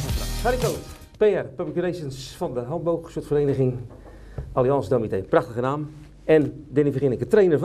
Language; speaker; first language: Dutch; native; Dutch